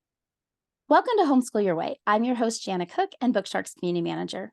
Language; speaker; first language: English; native; English